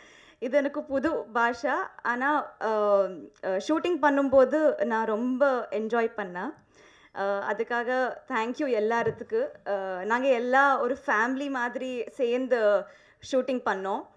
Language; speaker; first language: Tamil; non-native, learner; Telugu